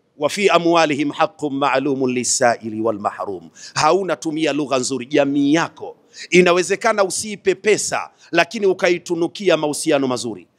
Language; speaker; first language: Swahili; native; Swahili